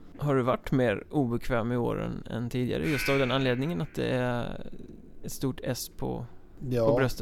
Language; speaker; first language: Swedish; native; Swedish